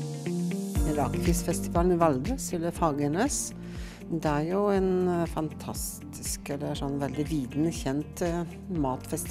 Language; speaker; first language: Norwegian; native; Norwegian